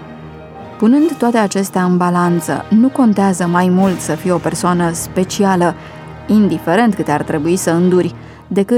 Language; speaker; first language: Romanian; native; Romanian